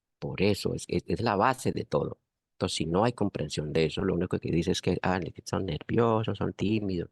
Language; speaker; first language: Spanish; non-native, local second language; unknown